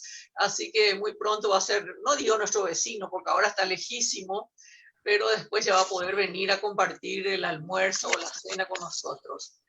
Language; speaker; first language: Spanish; native; Spanish